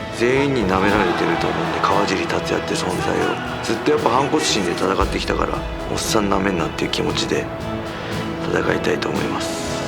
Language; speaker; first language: Japanese; native; Japanese